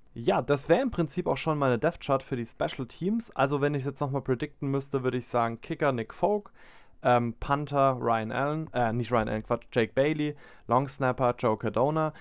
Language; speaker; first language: German; native; German